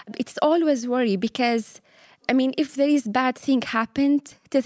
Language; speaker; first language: English; non-native, fluent; Arabic